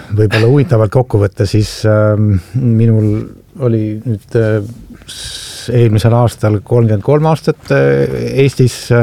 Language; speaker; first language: Estonian; non-native, fluent; English